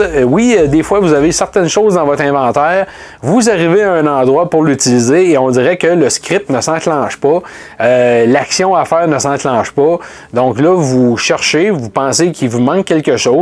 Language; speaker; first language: French; native; French